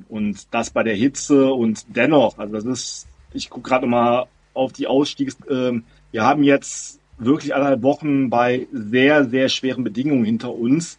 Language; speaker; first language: German; native; German